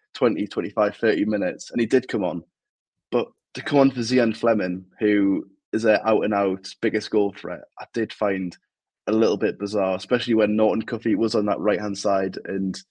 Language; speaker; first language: English; native; English